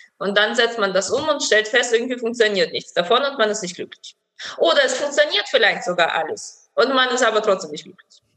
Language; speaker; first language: German; early bilingual, other home language; Russian